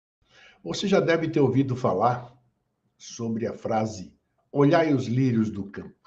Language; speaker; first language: Portuguese; native; Portuguese